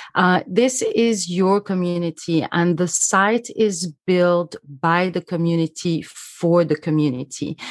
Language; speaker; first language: English; non-native, fluent; French